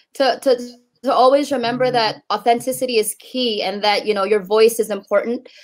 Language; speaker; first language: English; native; English